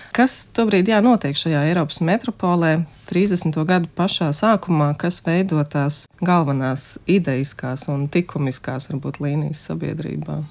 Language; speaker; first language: Latvian; native; Latvian